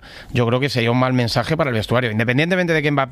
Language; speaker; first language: Spanish; native; Spanish